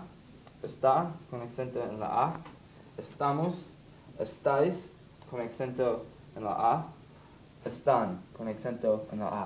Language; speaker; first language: Spanish; non-native, learner; English